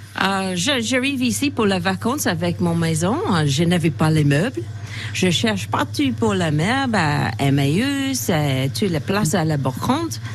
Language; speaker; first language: French; non-native, learner; English